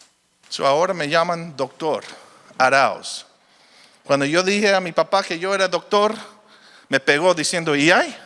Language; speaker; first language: Spanish; early bilingual, heritage; Spanish